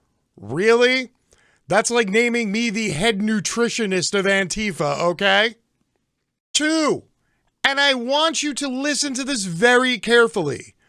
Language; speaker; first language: English; native; English